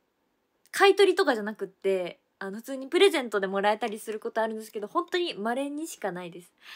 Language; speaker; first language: Japanese; native; Japanese